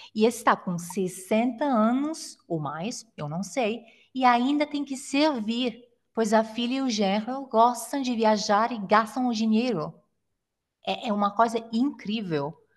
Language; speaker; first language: Portuguese; non-native, fluent; Italian